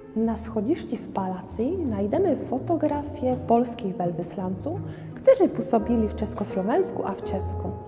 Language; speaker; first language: Czech; non-native, fluent; Polish